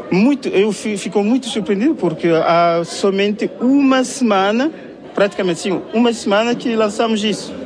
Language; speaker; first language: Portuguese; non-native, fluent; Kabuverdianu